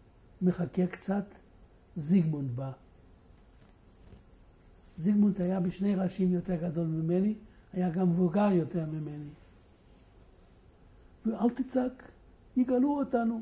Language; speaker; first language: Hebrew; non-native, fluent; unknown